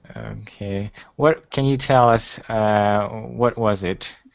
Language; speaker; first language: English; non-native, fluent; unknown